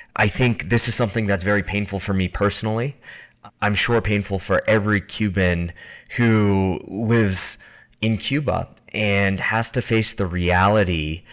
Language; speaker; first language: English; native; English